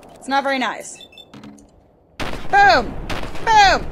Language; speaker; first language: English; native; English